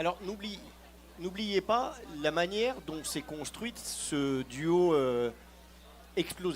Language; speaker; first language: French; native; French